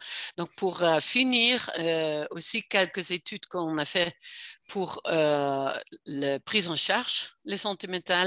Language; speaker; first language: French; non-native, fluent; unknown